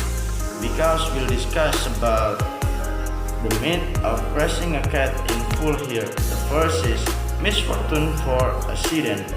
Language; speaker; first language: English; non-native, learner; Indonesian